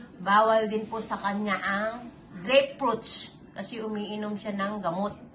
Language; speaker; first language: Filipino; native; Filipino